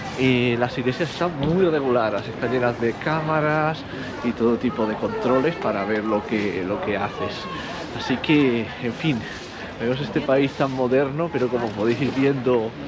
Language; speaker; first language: Spanish; native; Spanish